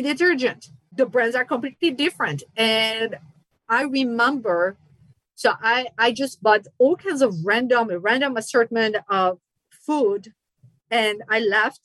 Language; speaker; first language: English; non-native, fluent; French